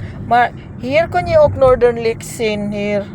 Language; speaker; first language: Dutch; non-native, learner; Filipino